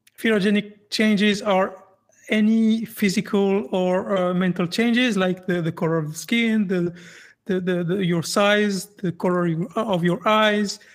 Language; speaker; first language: English; non-native, fluent; French